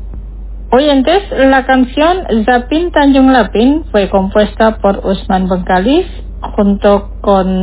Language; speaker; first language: Spanish; non-native, fluent; Indonesian